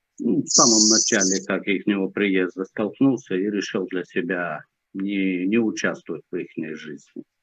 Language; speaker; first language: Russian; native; Russian